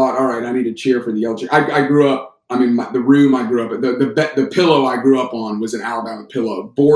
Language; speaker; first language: English; native; English